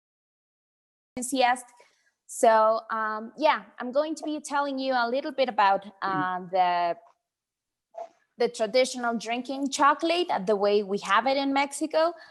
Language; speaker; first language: English; non-native, fluent; Spanish